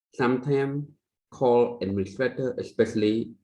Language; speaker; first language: English; non-native, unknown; Khmer